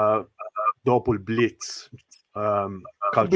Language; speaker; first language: Italian; early bilingual, heritage; English